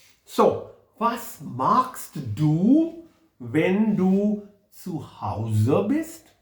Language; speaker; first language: German; non-native, fluent; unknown